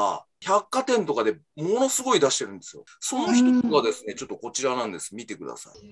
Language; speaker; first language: Japanese; native; Japanese